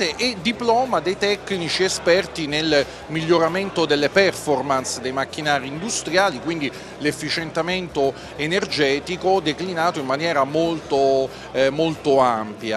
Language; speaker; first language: Italian; native; Italian